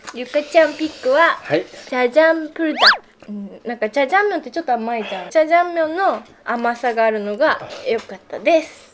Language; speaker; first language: Japanese; native; Japanese